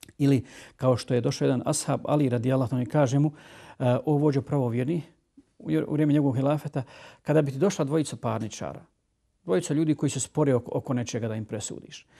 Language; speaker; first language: Bosnian; native; Bosnian